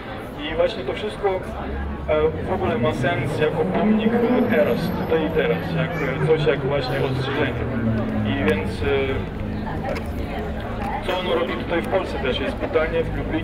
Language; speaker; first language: Polish; non-native, fluent; Ukrainian